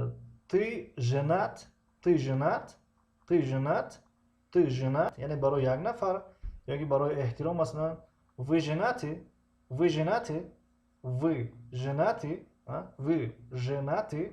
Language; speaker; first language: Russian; non-native, local second language; Tajik